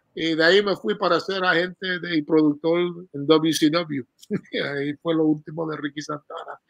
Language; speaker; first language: Spanish; early bilingual, heritage; Spanish